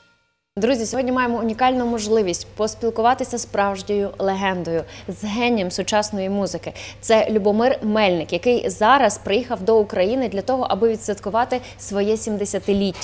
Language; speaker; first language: Ukrainian; native; Ukrainian